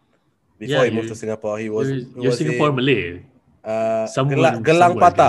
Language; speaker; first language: English; non-native, local second language; Malay